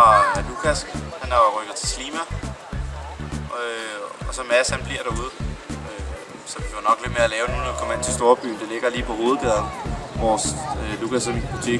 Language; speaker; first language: Danish; native; Danish